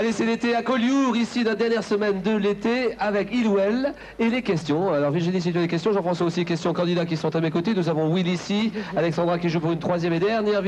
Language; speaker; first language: French; native; French